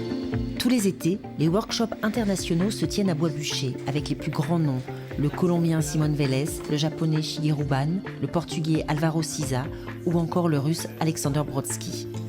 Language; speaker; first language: French; native; French